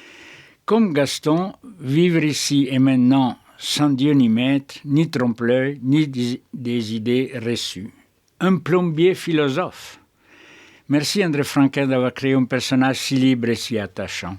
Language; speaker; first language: French; native; French